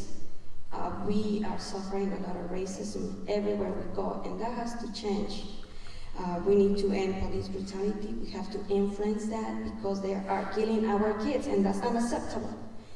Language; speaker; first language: English; non-native, fluent; Spanish